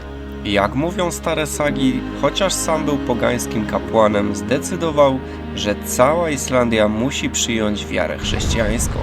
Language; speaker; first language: Polish; native; Polish